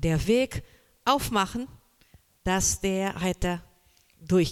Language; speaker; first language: German; non-native, learner; Portuguese